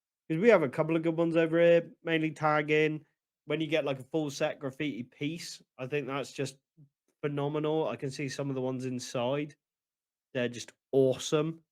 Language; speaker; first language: English; native; English